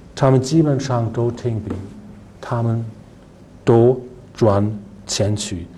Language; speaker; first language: Chinese; non-native, fluent; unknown